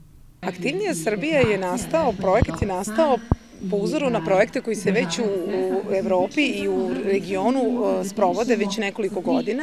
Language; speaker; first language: Serbian; native; Serbian